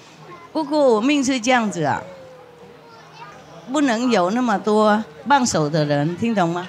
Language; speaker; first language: Chinese; non-native, fluent; Vietnamese